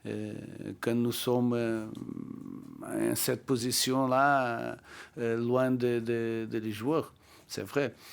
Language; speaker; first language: French; non-native, learner; Portuguese